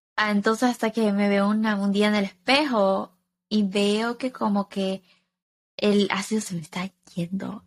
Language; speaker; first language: Spanish; early bilingual, heritage; Spanish